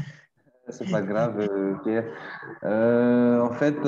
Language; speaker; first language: French; non-native, local second language; Malagasy